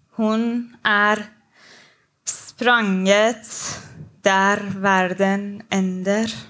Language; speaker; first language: Norwegian; non-native, learner; Persian